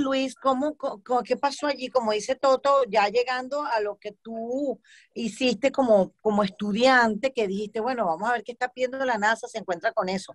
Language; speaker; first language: Spanish; native; Spanish